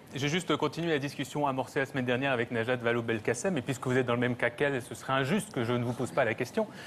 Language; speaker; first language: French; native; French